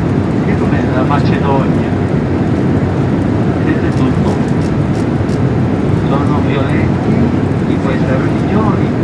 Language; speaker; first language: Italian; non-native, fluent; Spanish